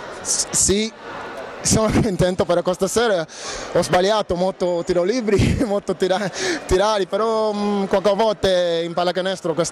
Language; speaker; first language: Italian; non-native, learner; English